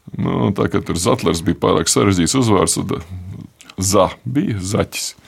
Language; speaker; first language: Latvian; native; Latvian